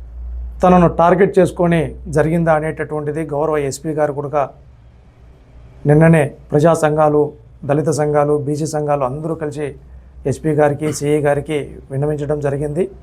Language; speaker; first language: Telugu; native; Telugu